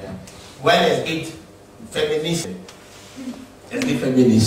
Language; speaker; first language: German; non-native, learner; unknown